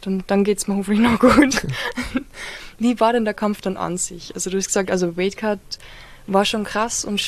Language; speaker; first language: German; native; German